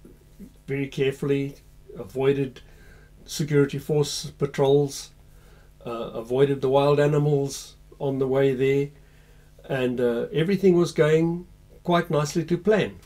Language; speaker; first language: English; native; English